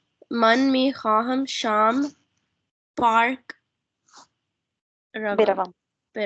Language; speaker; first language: Persian; non-native, learner; Urdu